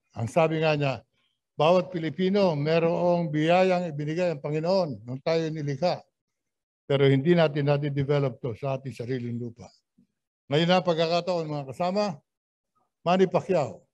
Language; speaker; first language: Filipino; native; Filipino